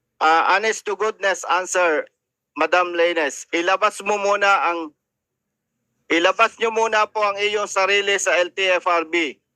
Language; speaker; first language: Filipino; native; Filipino